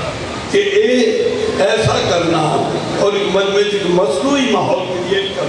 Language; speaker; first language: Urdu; non-native, local second language; Punjabi